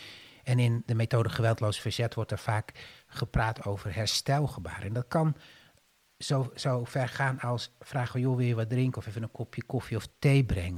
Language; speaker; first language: Dutch; native; Dutch